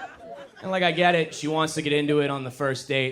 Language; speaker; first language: English; native; English